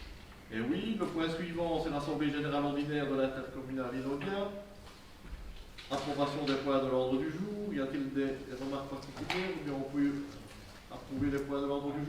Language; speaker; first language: French; native; French